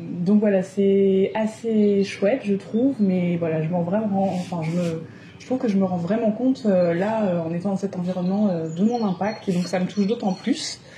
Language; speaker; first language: French; native; French